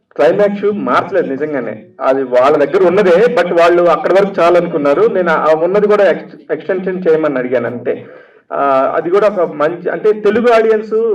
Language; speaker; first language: Telugu; native; Telugu